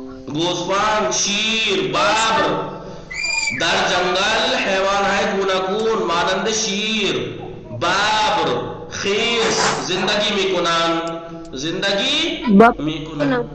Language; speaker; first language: Persian; non-native, fluent; Urdu